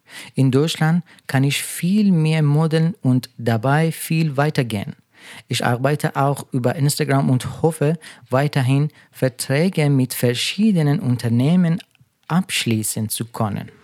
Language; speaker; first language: German; non-native, fluent; Persian